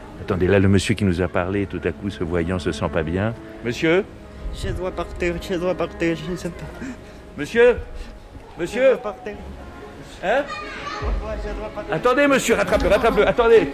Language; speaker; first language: French; native; French